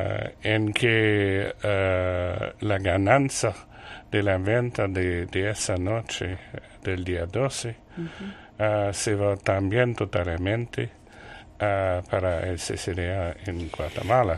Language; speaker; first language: Spanish; non-native, learner; French